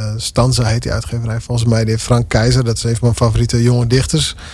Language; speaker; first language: Dutch; non-native, local second language; Western Frisian